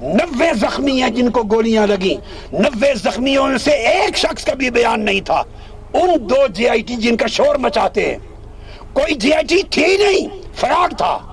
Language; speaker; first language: Urdu; non-native, local second language; Punjabi